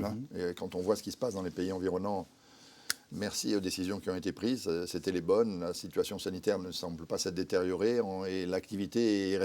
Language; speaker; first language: French; native; French